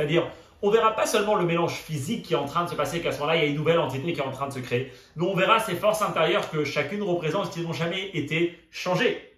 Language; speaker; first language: French; native; French